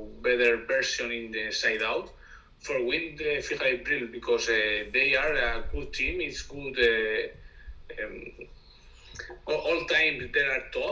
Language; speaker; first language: English; non-native, learner; Spanish